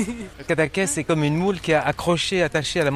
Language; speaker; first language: French; native; French